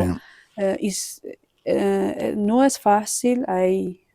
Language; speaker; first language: Spanish; non-native, fluent; Persian